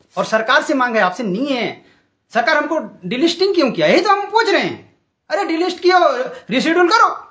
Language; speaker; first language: Hindi; non-native, local second language; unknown